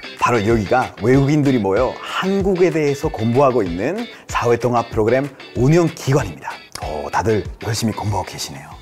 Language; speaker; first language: Korean; non-native, fluent; Spanish